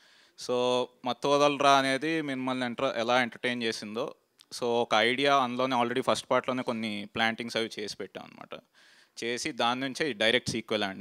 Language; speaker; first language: Telugu; native; Telugu